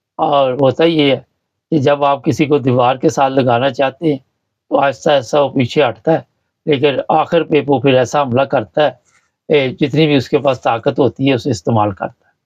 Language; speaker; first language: Urdu; native; Urdu